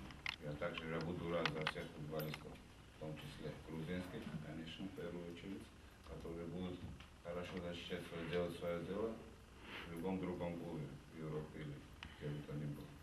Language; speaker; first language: Russian; non-native, fluent; Georgian